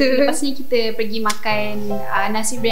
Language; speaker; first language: Malay; native; Malay